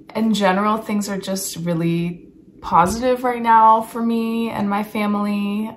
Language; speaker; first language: English; native; English